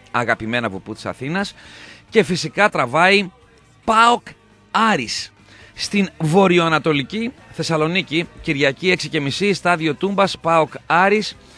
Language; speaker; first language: Greek; native; Greek